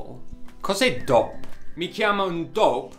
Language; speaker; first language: Italian; non-native, learner; English